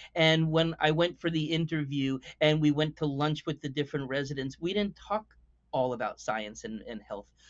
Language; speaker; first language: English; native; English